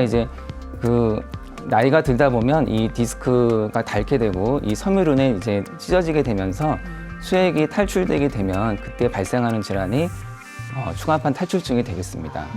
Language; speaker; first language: Korean; native; Korean